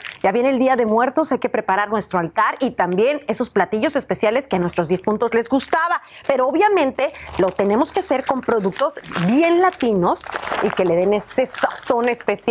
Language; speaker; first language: Spanish; native; Spanish